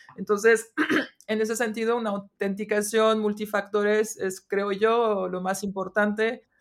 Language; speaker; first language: Spanish; non-native, fluent; French